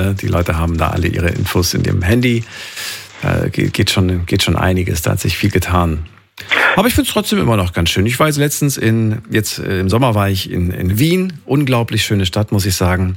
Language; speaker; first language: German; native; German